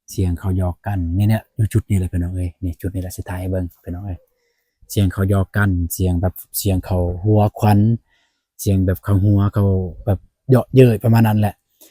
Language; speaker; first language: Lao; non-native, local second language; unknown